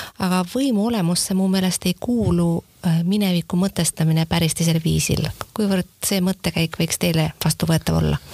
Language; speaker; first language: Estonian; native; Estonian